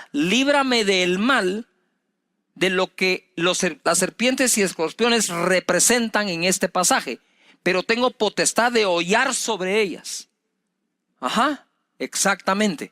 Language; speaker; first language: Spanish; native; Spanish